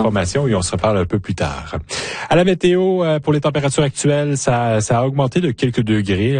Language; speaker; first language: French; native; French